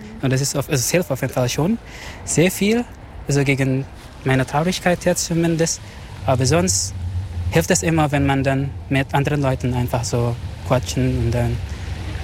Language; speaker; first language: German; non-native, fluent; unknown